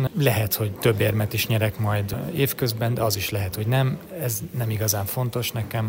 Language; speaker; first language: Hungarian; native; Hungarian